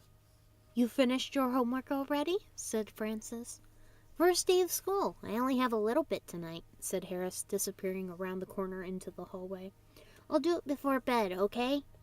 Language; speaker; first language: English; native; English